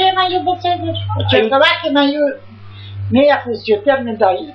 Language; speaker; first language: Hebrew; non-native, fluent; Yiddish